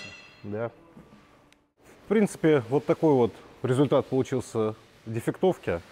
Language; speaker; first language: Russian; native; Russian